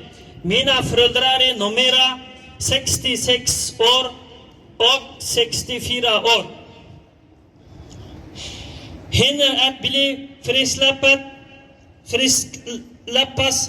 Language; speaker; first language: Swedish; non-native, learner; Uyghur